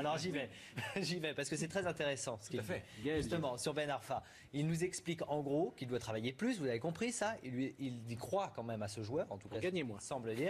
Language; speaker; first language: French; native; French